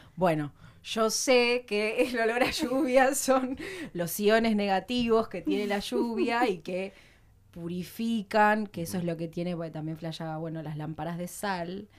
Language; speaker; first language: Spanish; native; Spanish